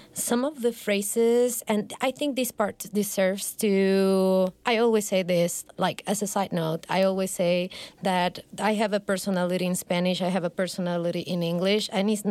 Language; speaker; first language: English; non-native, fluent; Spanish